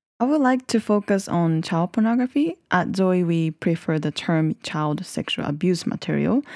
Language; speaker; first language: English; non-native, fluent; Japanese